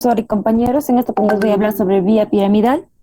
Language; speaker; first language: Spanish; native; Spanish